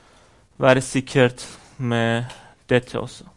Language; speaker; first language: Norwegian; non-native, fluent; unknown